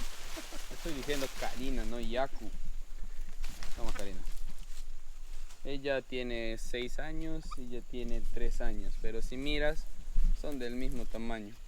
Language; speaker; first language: Spanish; native; Spanish